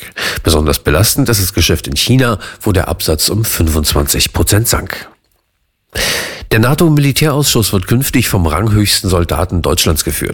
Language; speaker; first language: German; native; German